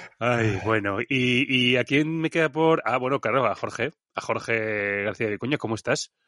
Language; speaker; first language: Spanish; native; Spanish